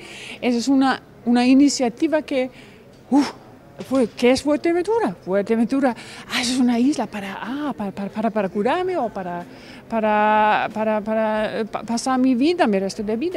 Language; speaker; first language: Spanish; non-native, fluent; German